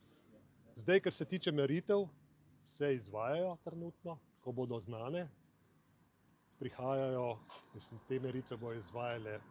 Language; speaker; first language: Slovenian; native; Slovenian